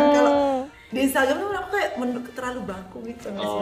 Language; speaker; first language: Indonesian; native; Indonesian